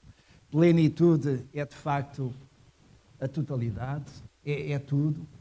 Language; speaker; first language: Portuguese; native; Portuguese